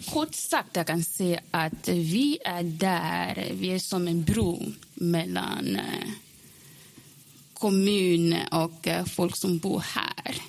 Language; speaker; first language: Swedish; non-native, learner; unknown